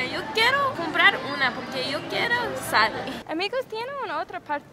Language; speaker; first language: Spanish; non-native, learner; English